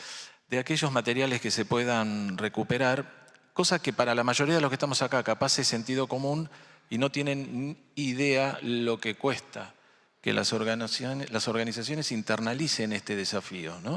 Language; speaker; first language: Spanish; native; Spanish